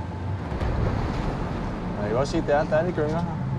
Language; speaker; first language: Danish; native; Danish